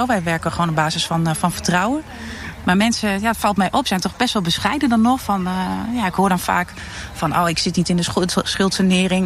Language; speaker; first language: Dutch; native; Dutch